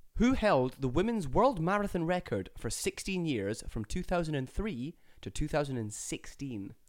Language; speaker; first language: English; native; English